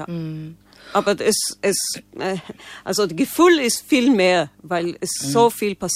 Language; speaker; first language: German; non-native, fluent; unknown